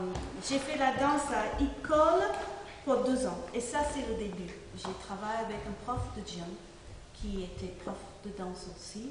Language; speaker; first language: French; non-native, fluent; English